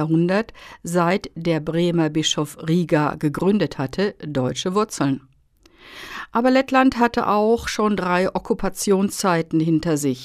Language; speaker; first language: German; native; German